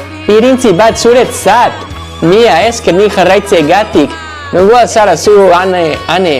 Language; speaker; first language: Basque; non-native, learner; English